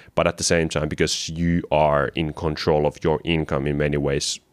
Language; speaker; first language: English; non-native, fluent; Finnish